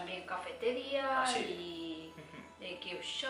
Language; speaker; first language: Spanish; non-native, learner; Japanese